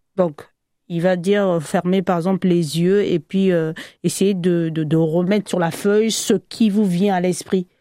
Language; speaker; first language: French; native; French